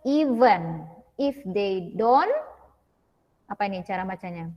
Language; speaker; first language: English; non-native, fluent; Indonesian